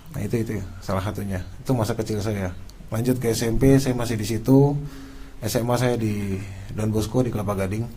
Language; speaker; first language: Indonesian; native; Indonesian